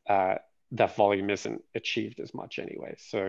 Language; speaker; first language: English; native; English